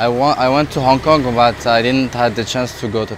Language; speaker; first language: English; non-native, learner; Arabic